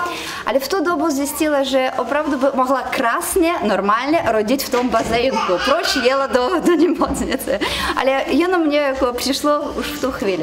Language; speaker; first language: Czech; non-native, learner; Russian